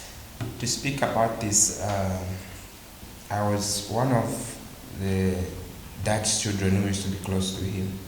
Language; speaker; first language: English; non-native, local second language; Bemba